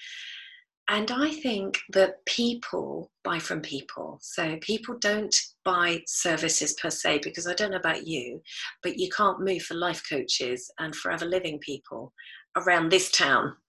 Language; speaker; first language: English; native; English